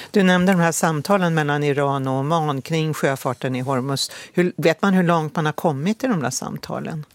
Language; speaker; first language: Swedish; native; Swedish